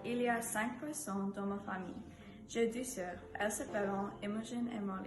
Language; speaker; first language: French; non-native, learner; English